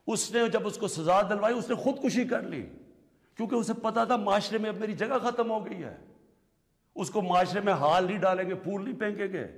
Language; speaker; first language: Urdu; native; Urdu